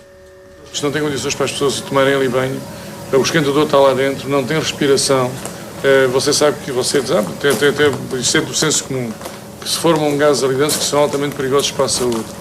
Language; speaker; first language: Portuguese; native; Portuguese